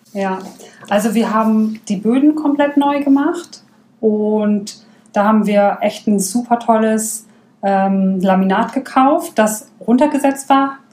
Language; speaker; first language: German; native; German